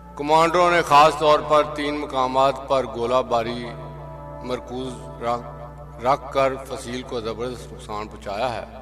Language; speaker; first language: Urdu; non-native, local second language; Punjabi